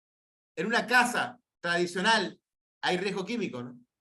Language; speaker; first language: Spanish; native; Spanish